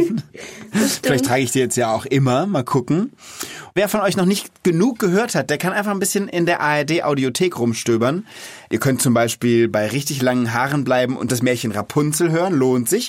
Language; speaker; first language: German; native; German